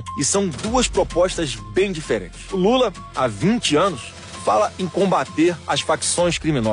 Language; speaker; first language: Portuguese; native; Portuguese